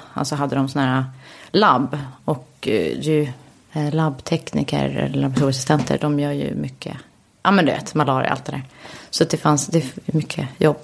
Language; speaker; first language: Swedish; early bilingual, heritage; Swedish